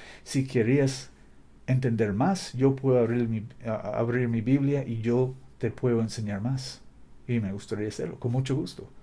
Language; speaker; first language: Spanish; non-native, fluent; English